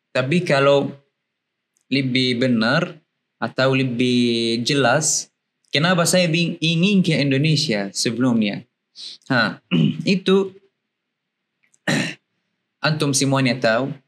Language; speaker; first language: Indonesian; non-native, learner; Arabic